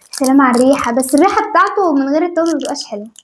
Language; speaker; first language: Arabic; native; Arabic